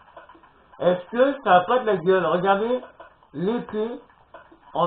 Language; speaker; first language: French; native; French